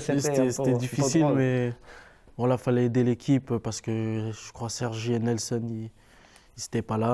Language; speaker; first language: French; native; French